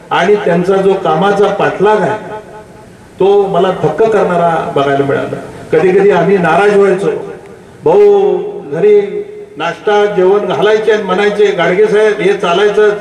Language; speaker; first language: Marathi; native; Marathi